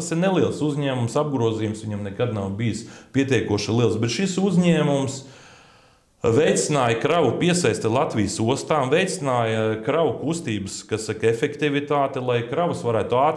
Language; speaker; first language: Latvian; native; Latvian